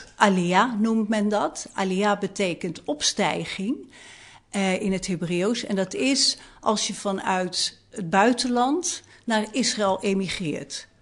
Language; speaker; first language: Dutch; native; Dutch